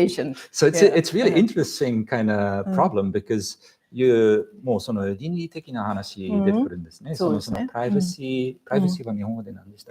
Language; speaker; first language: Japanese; non-native, fluent; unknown